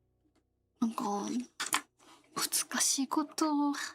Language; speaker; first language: Japanese; non-native, learner; Korean